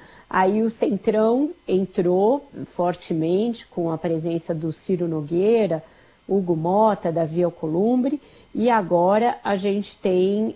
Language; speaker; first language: Portuguese; native; Portuguese